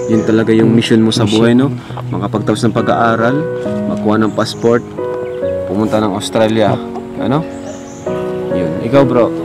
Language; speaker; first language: Filipino; native; Filipino